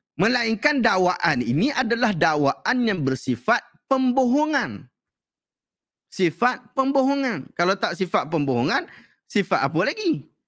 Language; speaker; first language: Malay; native; Malay